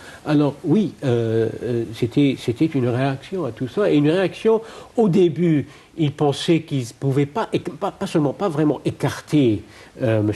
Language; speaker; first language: French; non-native, fluent; Arabic